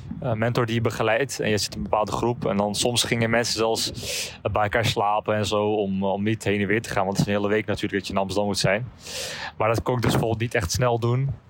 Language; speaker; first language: Dutch; early bilingual, other home language; Turkish